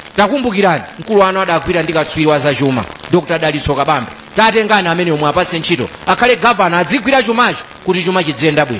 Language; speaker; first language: Nyanja; native; Nyanja